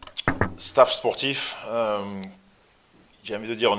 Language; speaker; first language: French; native; French